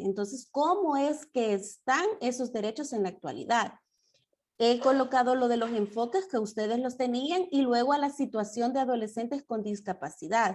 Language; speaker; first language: Spanish; native; Spanish